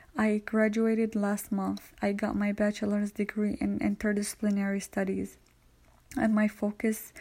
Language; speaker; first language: English; non-native, fluent; Arabic